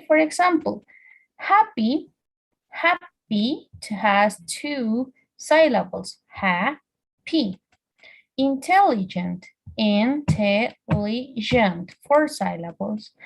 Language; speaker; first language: English; non-native, fluent; Spanish